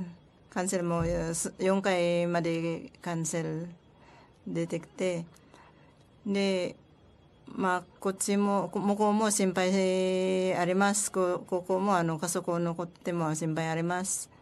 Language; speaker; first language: Japanese; non-native, learner; Filipino